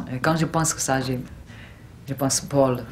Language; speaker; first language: French; non-native, learner; Chinese